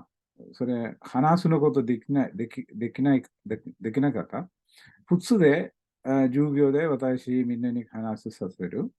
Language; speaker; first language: Japanese; non-native, learner; Malayalam